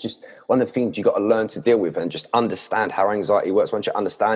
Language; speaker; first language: English; native; English